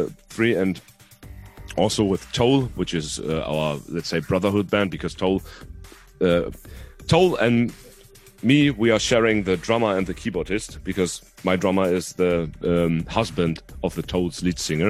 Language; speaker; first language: English; non-native, fluent; Hungarian